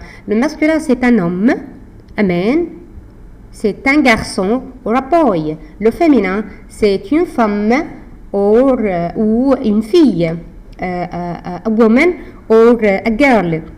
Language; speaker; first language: French; non-native, fluent; Arabic